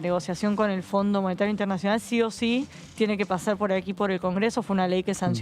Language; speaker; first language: Spanish; native; Spanish